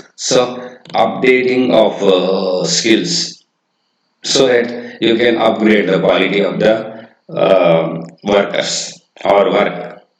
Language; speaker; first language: English; non-native, local second language; Kannada